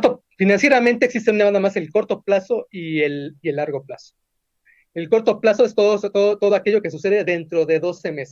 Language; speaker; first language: Spanish; native; Spanish